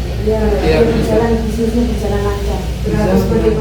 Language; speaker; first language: Indonesian; native; Indonesian